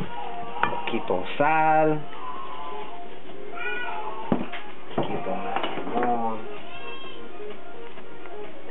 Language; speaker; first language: Spanish; non-native, learner; English